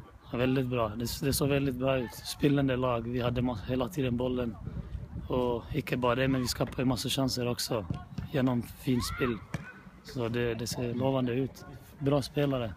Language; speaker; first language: Norwegian; non-native, fluent; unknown